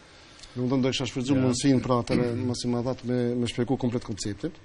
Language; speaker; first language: German; non-native, fluent; Albanian